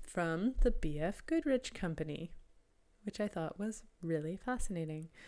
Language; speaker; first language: English; native; English